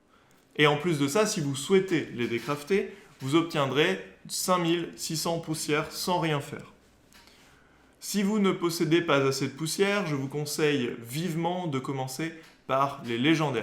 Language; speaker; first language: French; native; French